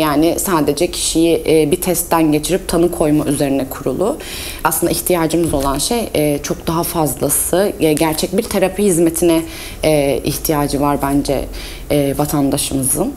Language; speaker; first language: Turkish; early bilingual, heritage; Turkish